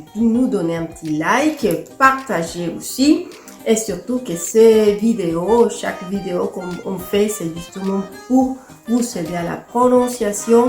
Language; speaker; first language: French; non-native, fluent; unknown